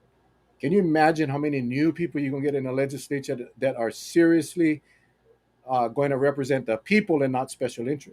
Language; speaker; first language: English; native; English